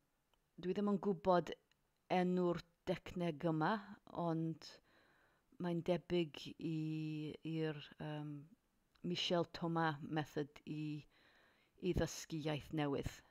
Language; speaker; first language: Welsh; non-native, learner; English